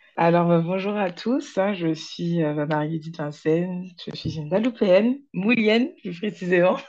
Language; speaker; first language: French; native; French